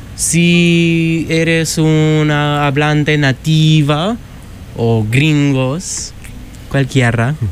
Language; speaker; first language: Spanish; non-native, learner; English